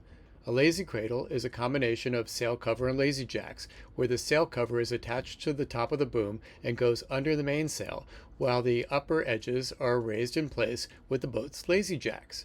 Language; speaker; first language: English; native; English